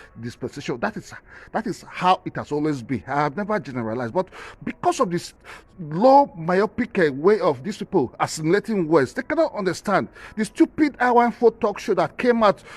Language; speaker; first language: Nigerian Pidgin; non-native, local second language; Esan